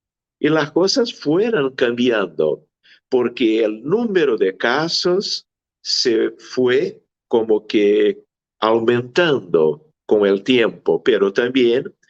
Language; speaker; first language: Spanish; non-native, fluent; Portuguese